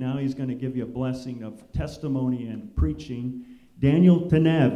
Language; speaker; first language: English; native; English